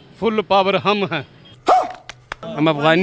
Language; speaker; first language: Hindi; non-native, local second language; Pashto